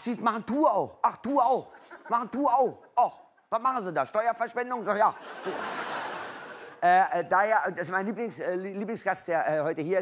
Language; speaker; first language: German; native; German